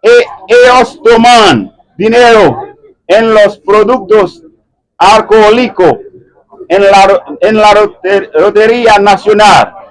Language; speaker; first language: Spanish; non-native, learner; Haitian Creole